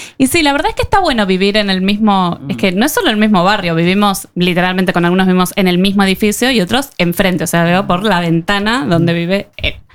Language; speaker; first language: Spanish; native; Spanish